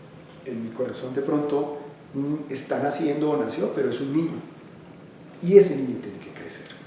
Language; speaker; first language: Spanish; native; Spanish